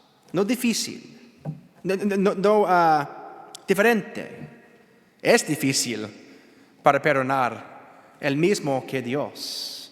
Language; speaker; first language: Spanish; non-native, learner; English